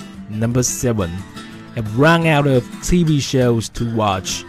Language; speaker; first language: English; non-native, fluent; Chinese